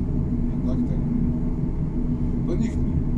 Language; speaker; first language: Polish; non-native, learner; Russian